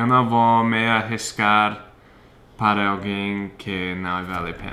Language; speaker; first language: Portuguese; non-native, fluent; English